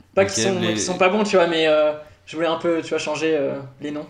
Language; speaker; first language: French; native; French